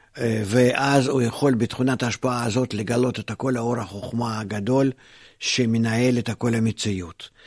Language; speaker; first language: Hebrew; non-native, fluent; Russian